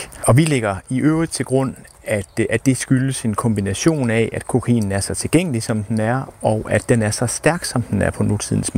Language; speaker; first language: Danish; native; Danish